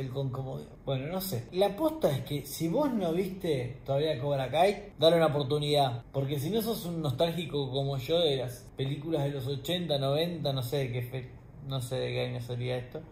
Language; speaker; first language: Spanish; native; Spanish